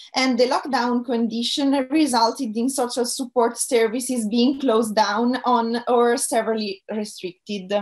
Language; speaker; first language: English; non-native, fluent; Italian